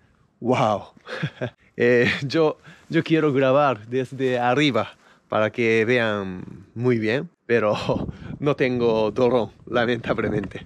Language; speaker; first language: Spanish; non-native, fluent; Japanese